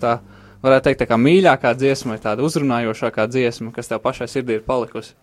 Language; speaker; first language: Latvian; native; Latvian